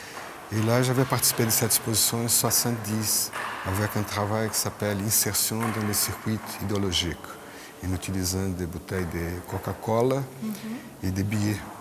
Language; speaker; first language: French; non-native, fluent; Portuguese